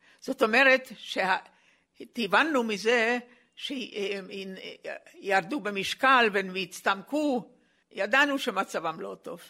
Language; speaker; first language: Hebrew; non-native, fluent; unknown